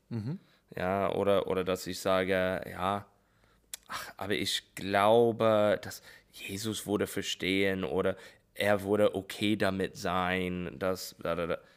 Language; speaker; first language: German; non-native, learner; English